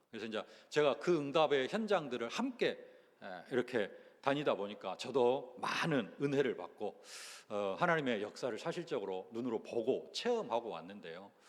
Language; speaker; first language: Korean; native; Korean